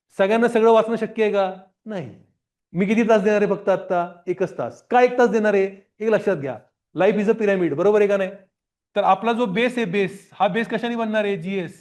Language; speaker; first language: Marathi; non-native, local second language; Gujarati